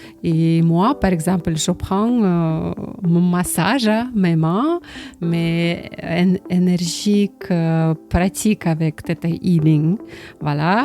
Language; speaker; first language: French; non-native, learner; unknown